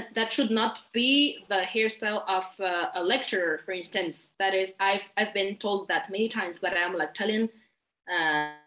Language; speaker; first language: English; non-native, fluent; Malagasy